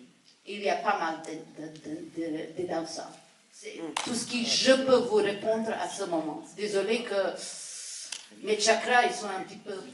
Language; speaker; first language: French; non-native, fluent; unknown